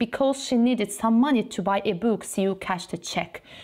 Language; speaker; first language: English; non-native, fluent; Azerbaijani